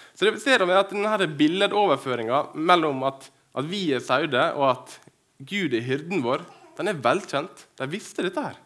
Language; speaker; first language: Norwegian; native; Norwegian